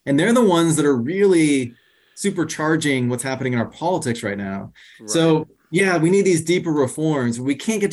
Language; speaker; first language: English; native; English